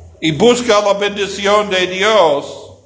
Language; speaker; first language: Spanish; non-native, learner; English